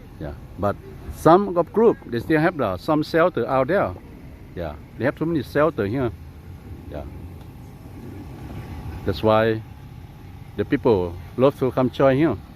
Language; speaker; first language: English; non-native, fluent; Lao